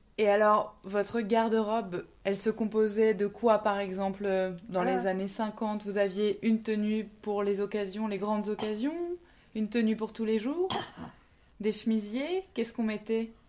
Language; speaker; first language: French; native; French